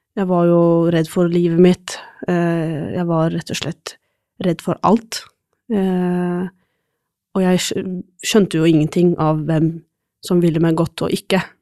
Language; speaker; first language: Norwegian; non-native, fluent; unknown